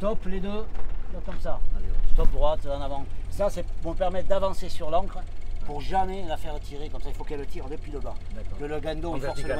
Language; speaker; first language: French; native; French